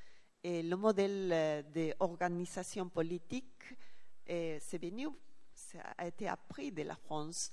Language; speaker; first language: French; non-native, learner; Spanish